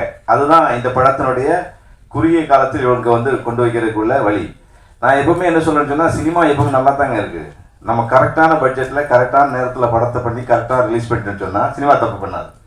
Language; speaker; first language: Tamil; native; Tamil